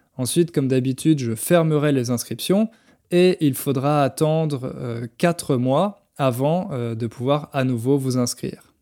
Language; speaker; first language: French; native; French